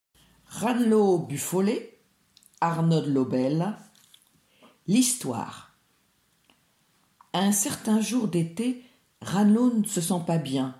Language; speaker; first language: French; native; French